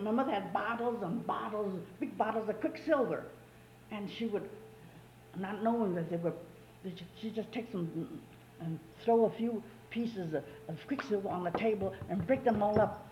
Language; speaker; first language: English; early bilingual, other home language; Chinese